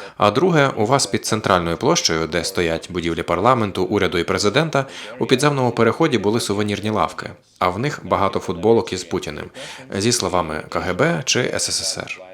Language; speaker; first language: Ukrainian; native; Ukrainian